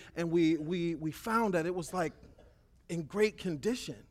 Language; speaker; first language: English; native; English